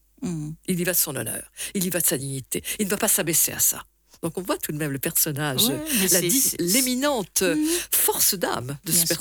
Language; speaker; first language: French; native; French